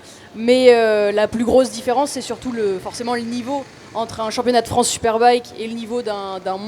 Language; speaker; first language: French; native; French